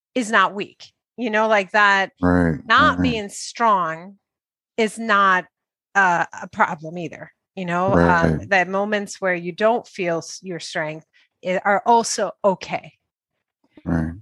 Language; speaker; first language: English; non-native, fluent; Spanish